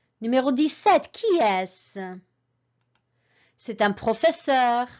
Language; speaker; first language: French; non-native, fluent; English